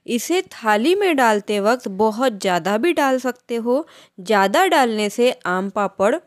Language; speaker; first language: Hindi; non-native, local second language; Marathi